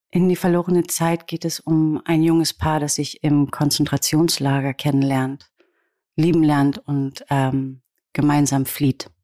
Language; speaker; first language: German; native; German